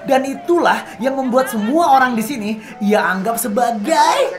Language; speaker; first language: Indonesian; native; Indonesian